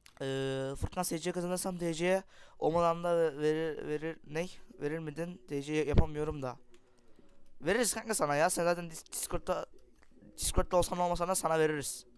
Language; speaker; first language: Turkish; native; Turkish